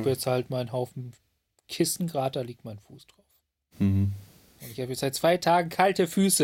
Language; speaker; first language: German; native; German